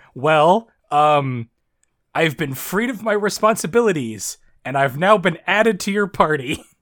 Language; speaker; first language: English; native; English